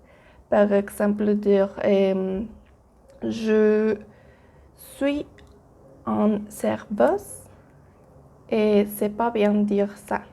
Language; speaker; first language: French; non-native, learner; Spanish